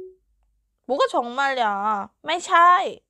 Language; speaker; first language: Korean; non-native, fluent; Thai